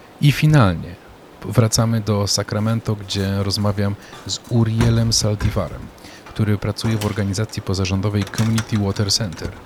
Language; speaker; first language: Polish; native; Polish